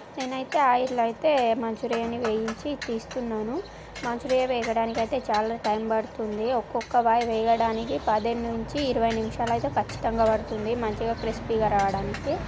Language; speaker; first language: Telugu; native; Telugu